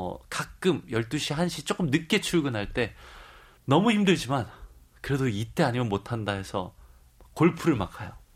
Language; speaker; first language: Korean; early bilingual, heritage; Korean